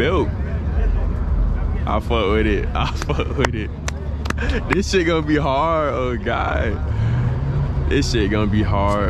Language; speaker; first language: English; native; English